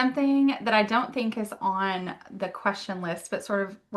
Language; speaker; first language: English; native; English